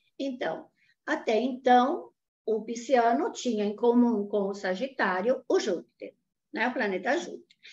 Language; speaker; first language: Portuguese; non-native, fluent; Italian